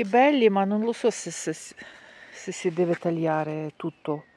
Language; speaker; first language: Italian; non-native, learner; Ukrainian